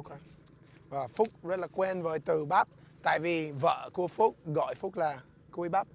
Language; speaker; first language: Vietnamese; non-native, learner; English